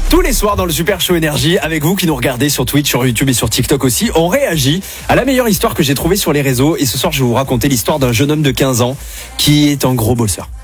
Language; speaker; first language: French; native; French